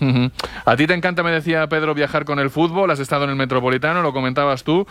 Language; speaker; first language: Spanish; native; Spanish